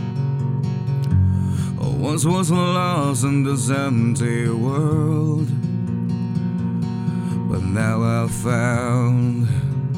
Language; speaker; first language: English; non-native, local second language; Filipino